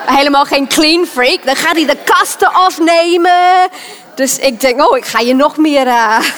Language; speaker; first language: Dutch; non-native, fluent; English